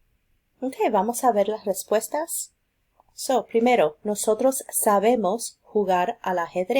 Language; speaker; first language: Spanish; non-native, fluent; English